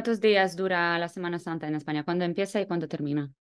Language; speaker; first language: Spanish; non-native, fluent; Polish